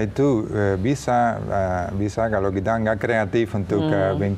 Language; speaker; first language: Indonesian; non-native, learner; Spanish